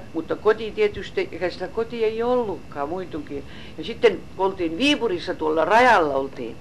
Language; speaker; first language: Finnish; native; Finnish